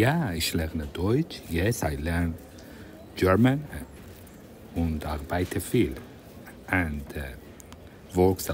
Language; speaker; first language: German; non-native, fluent; Persian